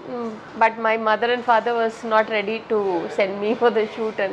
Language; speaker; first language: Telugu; non-native, local second language; Tamil